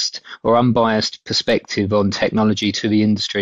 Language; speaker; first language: English; native; English